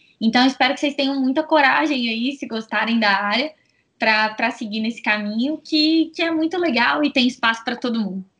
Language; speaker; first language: Portuguese; native; Portuguese